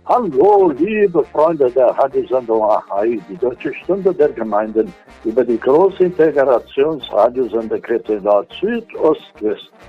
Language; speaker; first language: German; early bilingual, heritage; Portuguese